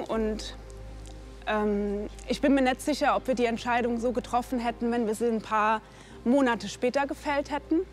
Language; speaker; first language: German; native; German